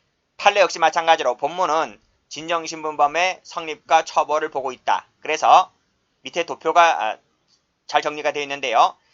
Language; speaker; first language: Korean; native; Korean